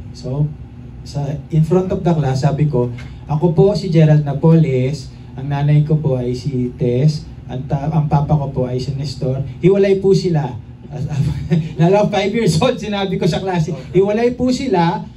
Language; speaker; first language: Filipino; native; Filipino